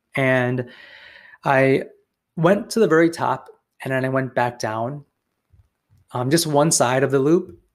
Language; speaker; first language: English; native; English